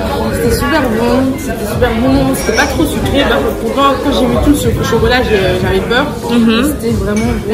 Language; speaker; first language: French; native; French